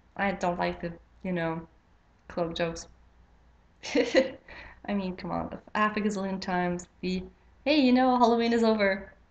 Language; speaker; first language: English; non-native, fluent; French